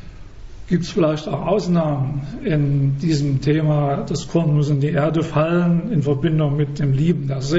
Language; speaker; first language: German; native; German